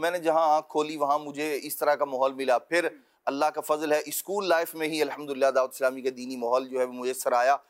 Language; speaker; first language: Urdu; non-native, local second language; Punjabi